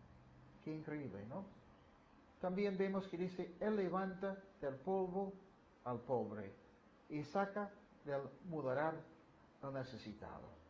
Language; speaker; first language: Spanish; non-native, fluent; English